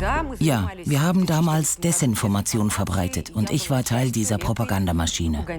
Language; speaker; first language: German; non-native, fluent; Russian